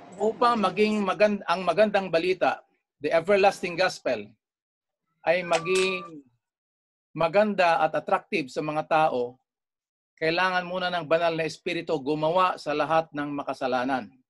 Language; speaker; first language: Filipino; non-native, local second language; Bikol